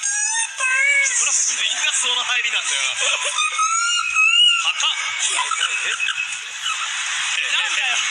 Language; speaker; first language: Japanese; native; Japanese